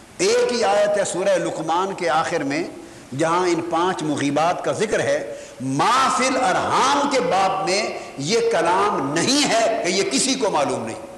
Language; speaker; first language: Urdu; non-native, local second language; Punjabi